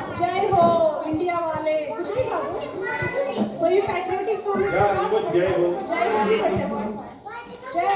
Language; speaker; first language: Hindi; native; Hindi